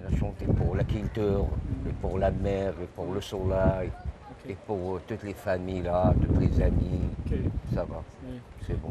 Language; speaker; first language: French; non-native, local second language; Arabic